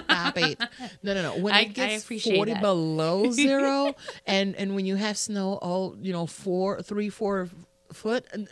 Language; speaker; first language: English; non-native, fluent; Spanish